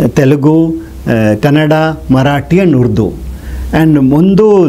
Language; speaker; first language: Telugu; non-native, local second language; Rajasthani